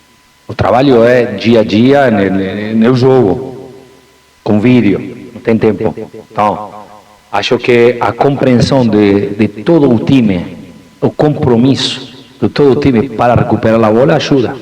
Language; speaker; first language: Portuguese; non-native, fluent; Spanish